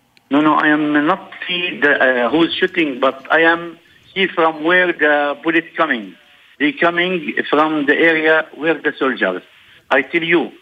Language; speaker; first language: English; non-native, learner; Arabic